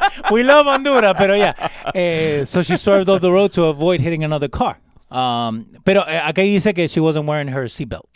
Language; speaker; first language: English; early bilingual, other home language; Spanish